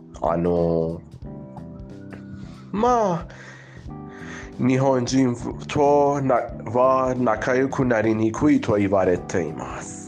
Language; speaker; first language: Japanese; non-native, fluent; Persian